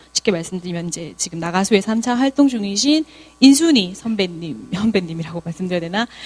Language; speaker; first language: Korean; native; Korean